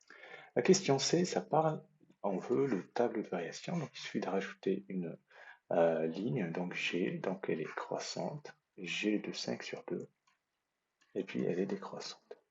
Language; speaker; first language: French; native; French